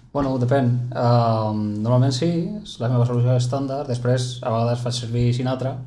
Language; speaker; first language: Catalan; non-native, local second language; Spanish